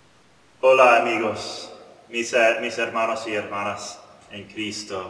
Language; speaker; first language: Spanish; non-native, learner; English